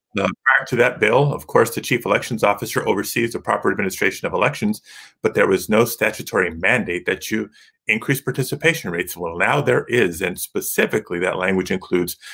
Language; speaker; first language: English; early bilingual, other home language; Spanish